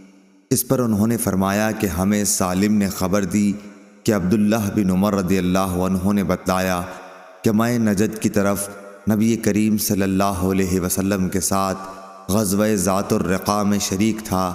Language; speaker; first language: Urdu; native; Urdu